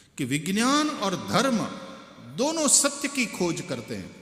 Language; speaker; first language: Hindi; non-native, local second language; Gujarati